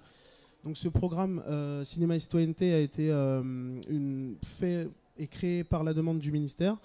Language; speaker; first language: French; native; French